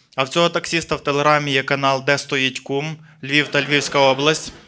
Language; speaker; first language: Ukrainian; native; Ukrainian